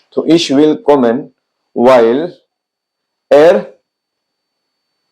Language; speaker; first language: German; non-native, fluent; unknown